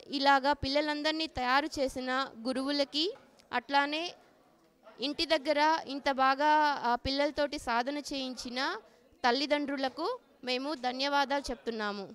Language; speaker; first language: Telugu; native; Telugu